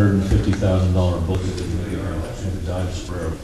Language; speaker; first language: English; native; English